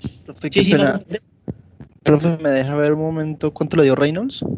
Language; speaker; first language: Spanish; native; Spanish